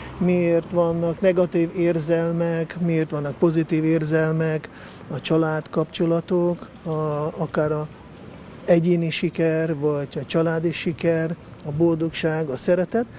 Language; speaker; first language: Hungarian; non-native, local second language; Russian